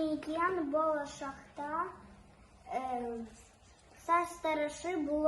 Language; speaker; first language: Kazakh; non-native, learner; Russian